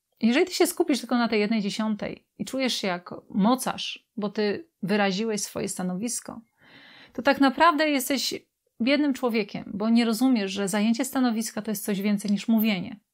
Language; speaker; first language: Polish; native; Polish